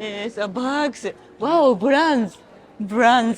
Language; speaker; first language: English; non-native, learner; Japanese